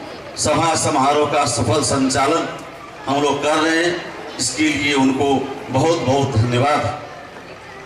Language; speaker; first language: Hindi; native; Hindi